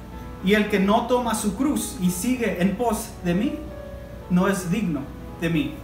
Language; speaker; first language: Spanish; early bilingual, heritage; Spanish